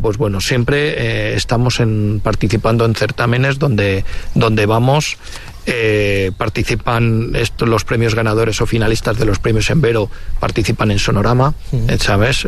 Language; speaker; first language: Spanish; native; Spanish